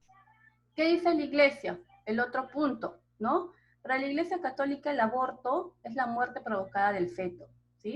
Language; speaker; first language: Spanish; native; Spanish